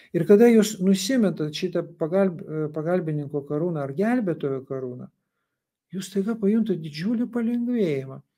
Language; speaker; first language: Lithuanian; non-native, local second language; Russian